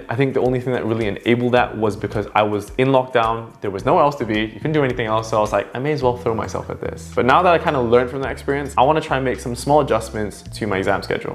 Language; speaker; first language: English; native; English